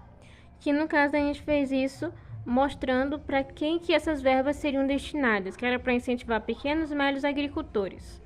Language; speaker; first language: Portuguese; native; Portuguese